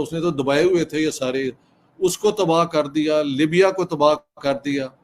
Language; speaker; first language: Urdu; non-native, local second language; Punjabi